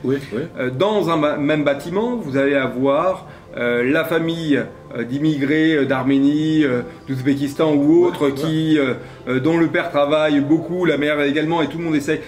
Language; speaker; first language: French; native; French